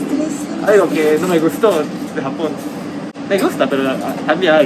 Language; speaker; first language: Spanish; non-native, fluent; Japanese